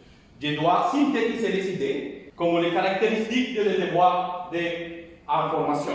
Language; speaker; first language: French; non-native, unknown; Spanish